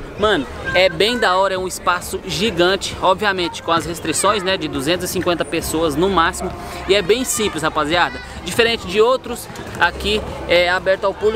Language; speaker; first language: Portuguese; native; Portuguese